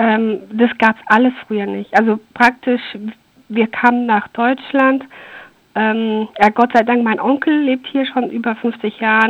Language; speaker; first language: German; early bilingual, other home language; Persian